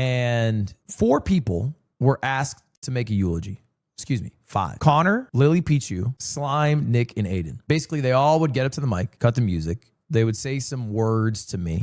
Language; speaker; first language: English; native; English